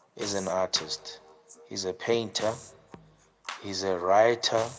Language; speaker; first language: English; non-native, local second language; Southern Sotho